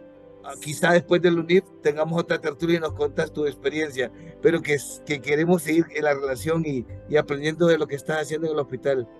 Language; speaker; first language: Spanish; native; Spanish